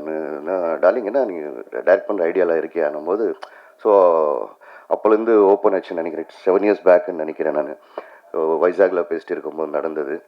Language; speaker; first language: Tamil; non-native, local second language; Telugu